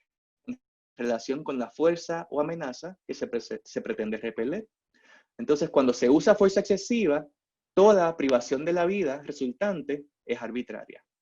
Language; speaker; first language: Spanish; native; Spanish